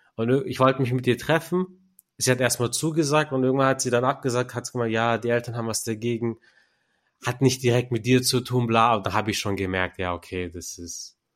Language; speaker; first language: German; early bilingual, other home language; Turkish